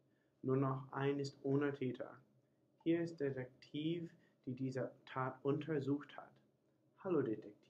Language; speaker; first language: German; non-native, learner; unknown